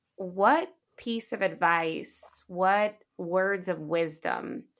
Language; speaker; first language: English; early bilingual, other home language; Spanish